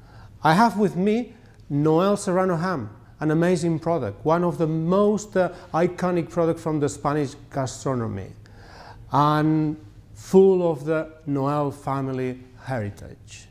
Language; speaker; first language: English; non-native, fluent; Spanish